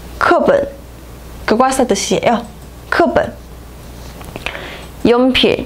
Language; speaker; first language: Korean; non-native, fluent; Chinese